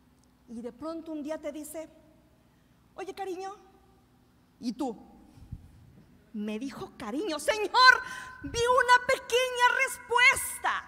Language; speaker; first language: Spanish; native; Spanish